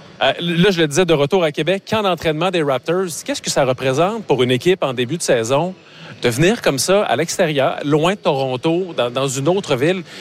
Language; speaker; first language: French; native; French